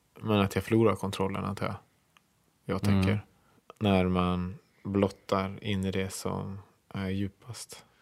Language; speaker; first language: Swedish; native; Swedish